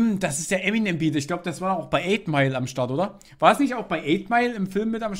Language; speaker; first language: German; native; German